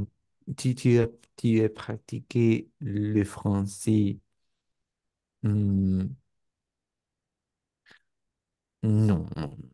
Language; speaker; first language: French; non-native, learner; Spanish